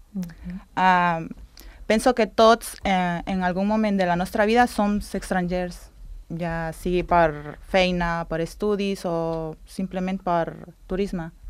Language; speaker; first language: Catalan; non-native, learner; Spanish